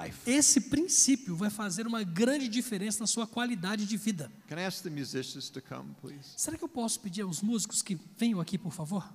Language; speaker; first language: Portuguese; native; Portuguese